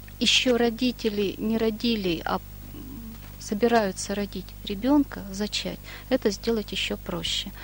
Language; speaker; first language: Russian; native; Russian